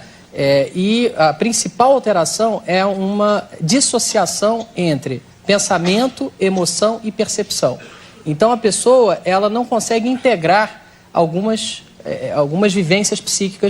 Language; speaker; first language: Portuguese; native; Portuguese